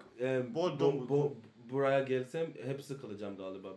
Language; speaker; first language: Turkish; non-native, learner; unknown